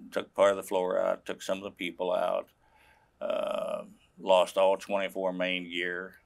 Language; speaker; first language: English; native; English